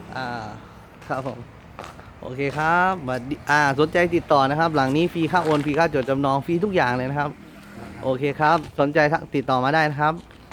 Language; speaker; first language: Thai; native; Thai